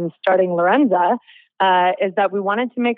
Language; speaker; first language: English; native; English